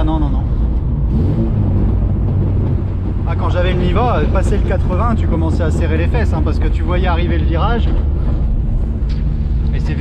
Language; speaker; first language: French; native; French